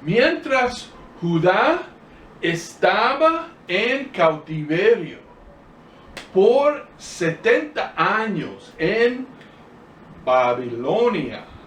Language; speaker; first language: Spanish; non-native, fluent; English